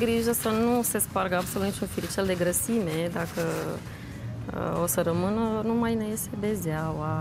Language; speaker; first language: Romanian; native; Romanian